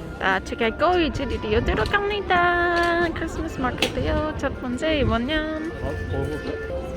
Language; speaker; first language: Korean; early bilingual, heritage; German